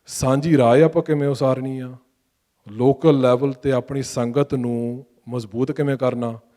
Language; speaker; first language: Punjabi; early bilingual, heritage; Punjabi